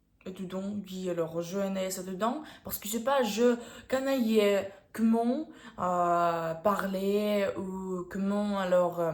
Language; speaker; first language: French; non-native, learner; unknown